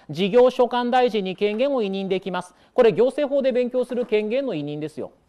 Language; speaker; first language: Japanese; native; Japanese